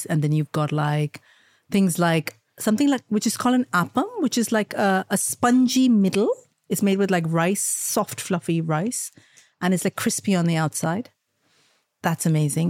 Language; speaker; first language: English; non-native, local second language; Malayalam